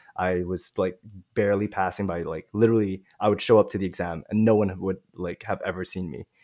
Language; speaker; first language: English; native; English